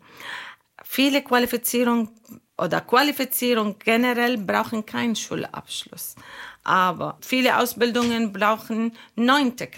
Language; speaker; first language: German; non-native, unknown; Arabic